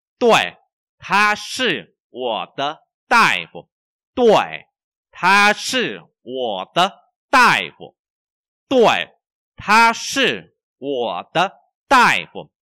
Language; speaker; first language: Chinese; non-native, fluent; Vietnamese